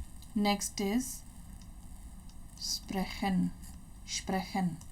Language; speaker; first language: German; non-native, fluent; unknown